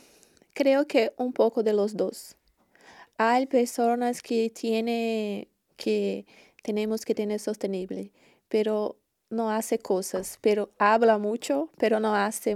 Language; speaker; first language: Spanish; non-native, learner; Portuguese